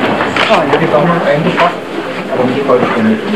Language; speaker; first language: German; native; German